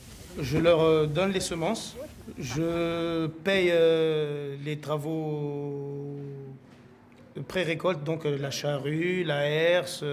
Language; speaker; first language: French; non-native, local second language; Malagasy